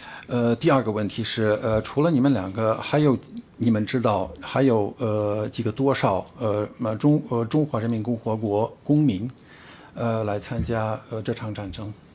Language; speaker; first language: Chinese; non-native, fluent; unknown